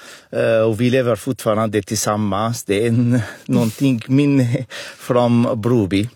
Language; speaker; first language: Swedish; non-native, fluent; Arabic